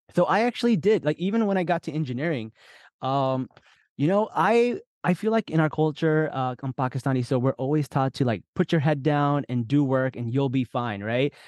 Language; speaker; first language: English; early bilingual, other home language; Urdu